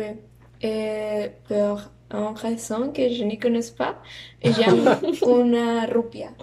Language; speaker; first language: French; non-native, learner; Spanish